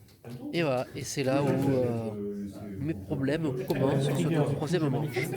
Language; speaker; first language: French; native; French